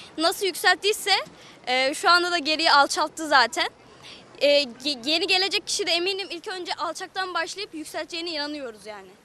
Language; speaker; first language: Turkish; native; Turkish